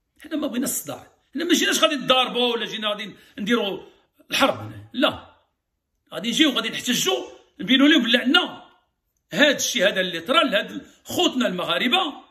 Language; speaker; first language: Arabic; native; Arabic